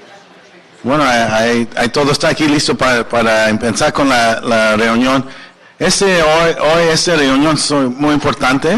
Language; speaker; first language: Spanish; early bilingual, heritage; English